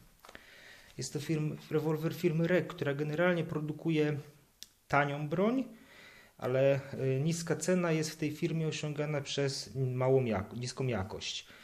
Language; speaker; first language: Polish; native; Polish